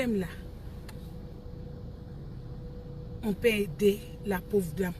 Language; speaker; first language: French; non-native, local second language; Dyula